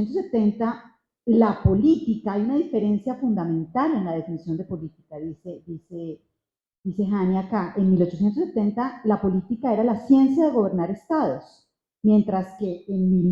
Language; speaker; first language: Spanish; native; Spanish